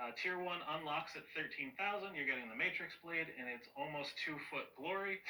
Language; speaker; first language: English; native; English